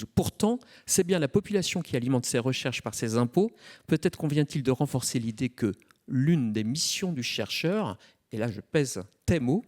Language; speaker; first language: French; native; French